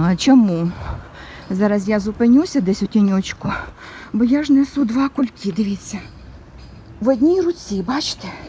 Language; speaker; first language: Ukrainian; non-native, local second language; Russian